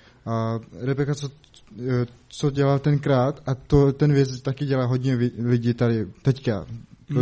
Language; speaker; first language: Czech; non-native, learner; Mongolian